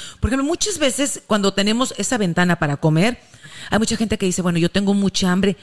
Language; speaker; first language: Spanish; native; Spanish